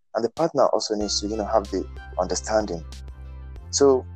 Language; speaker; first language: English; non-native, local second language; Yoruba